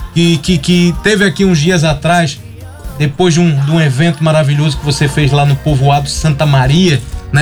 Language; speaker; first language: Portuguese; native; Portuguese